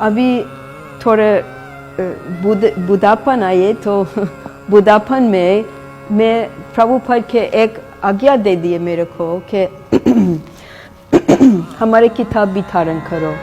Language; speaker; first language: Hindi; non-native, fluent; English